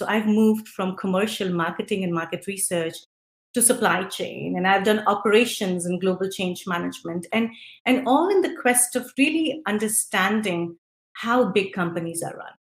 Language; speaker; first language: English; non-native, local second language; Hindi